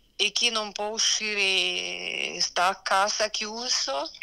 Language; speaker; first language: Italian; non-native, fluent; Ukrainian